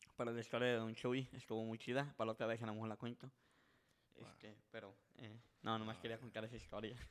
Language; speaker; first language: Spanish; early bilingual, heritage; Spanish